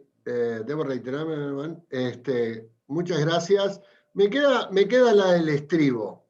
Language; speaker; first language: Spanish; native; Spanish